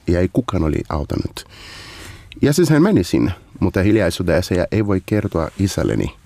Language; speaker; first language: Finnish; non-native, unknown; Portuguese